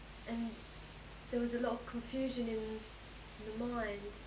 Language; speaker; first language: English; early bilingual, other home language; Greek